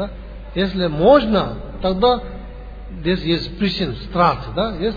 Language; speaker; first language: Russian; non-native, learner; Tibetan